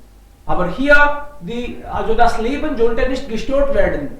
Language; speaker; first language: German; non-native, fluent; Hindi